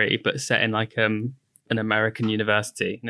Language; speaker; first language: English; native; English